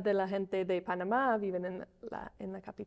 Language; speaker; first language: Spanish; non-native, fluent; English